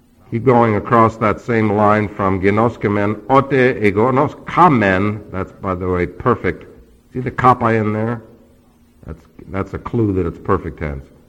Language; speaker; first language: English; native; English